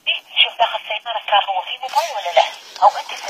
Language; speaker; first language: Arabic; non-native, learner; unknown